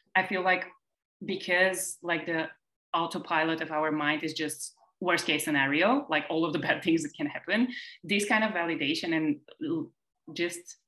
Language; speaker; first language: English; non-native, fluent; Bulgarian